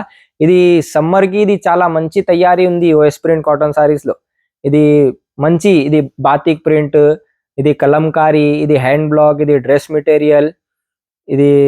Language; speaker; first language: Telugu; non-native, local second language; Urdu